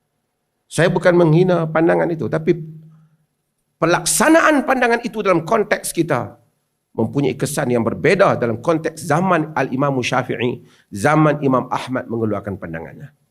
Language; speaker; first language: Malay; native; Malay